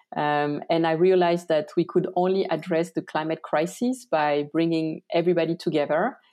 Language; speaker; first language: English; non-native, fluent; French